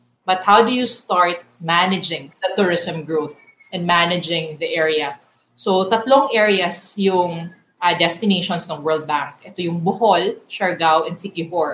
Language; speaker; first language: English; non-native, local second language; Cebuano